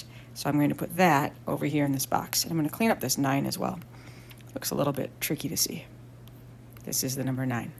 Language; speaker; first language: English; native; English